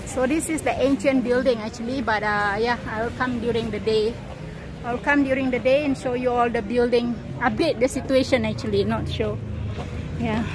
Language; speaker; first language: English; non-native, local second language; Malay